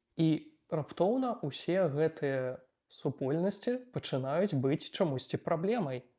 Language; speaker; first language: Belarusian; native; Belarusian